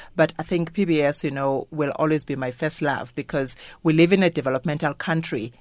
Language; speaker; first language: English; non-native, local second language; Xhosa